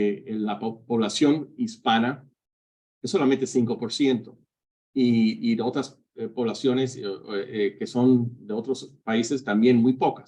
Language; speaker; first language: Spanish; early bilingual, heritage; Spanish